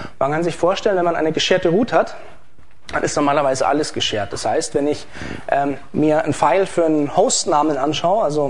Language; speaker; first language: German; native; German